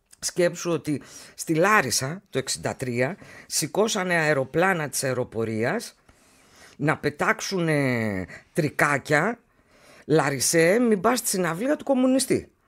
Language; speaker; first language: Greek; native; Greek